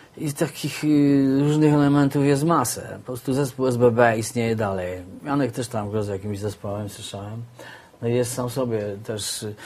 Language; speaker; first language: Polish; native; Polish